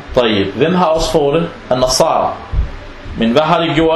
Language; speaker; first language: Danish; non-native, fluent; Arabic